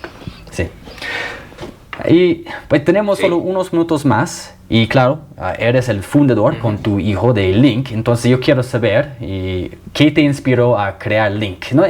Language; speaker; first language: Spanish; non-native, fluent; English